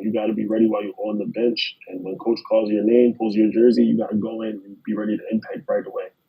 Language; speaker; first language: English; native; English